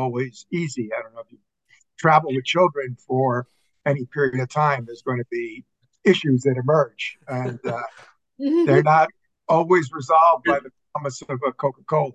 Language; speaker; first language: English; native; English